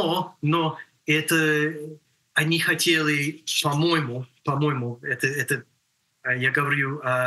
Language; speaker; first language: Russian; non-native, fluent; English